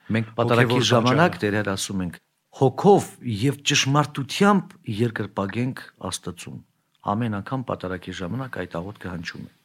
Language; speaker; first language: Armenian; native; Armenian